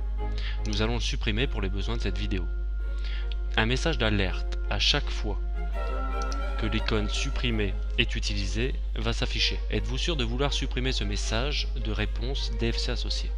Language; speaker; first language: French; native; French